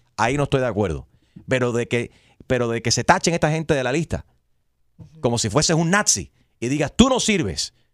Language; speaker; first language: Spanish; early bilingual, heritage; Spanish